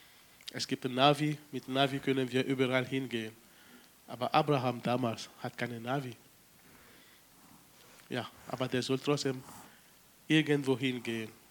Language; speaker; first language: German; non-native, fluent; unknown